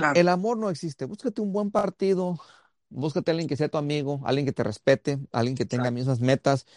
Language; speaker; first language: Spanish; early bilingual, heritage; Spanish